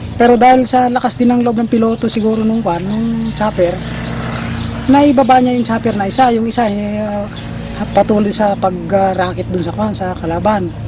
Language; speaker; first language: Filipino; non-native, local second language; Iloko